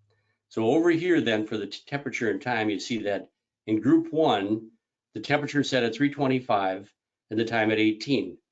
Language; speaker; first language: English; native; English